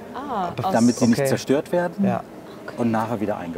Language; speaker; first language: German; native; German